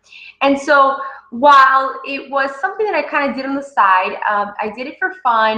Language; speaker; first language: English; native; English